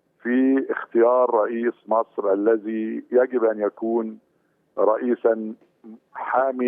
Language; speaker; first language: Arabic; native; Arabic